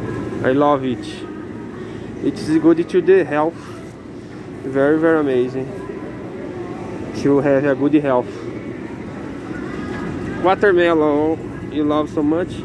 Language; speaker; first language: English; non-native, learner; Portuguese